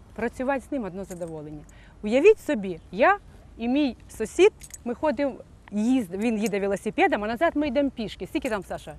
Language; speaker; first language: Ukrainian; non-native, fluent; Russian